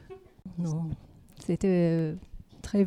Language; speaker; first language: French; non-native, learner; Arabic